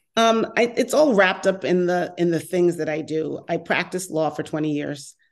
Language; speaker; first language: English; native; English